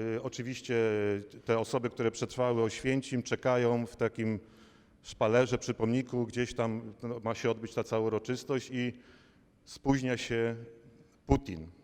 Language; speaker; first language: Polish; native; Polish